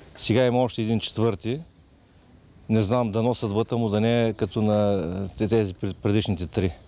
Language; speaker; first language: Bulgarian; native; Bulgarian